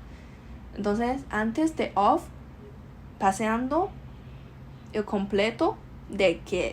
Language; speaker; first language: Spanish; non-native, learner; Chinese